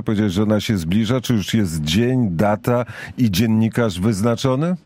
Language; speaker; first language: Polish; native; Polish